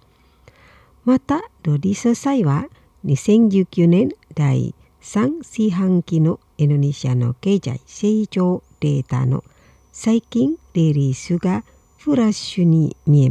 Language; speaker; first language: Japanese; non-native, fluent; Indonesian